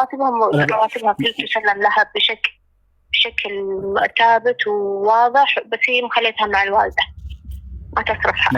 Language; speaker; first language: Arabic; native; Arabic